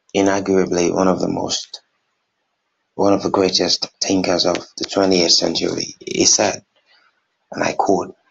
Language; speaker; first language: English; non-native, local second language; Yoruba